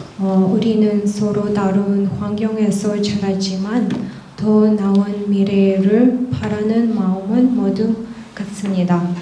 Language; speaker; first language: Korean; non-native, learner; Russian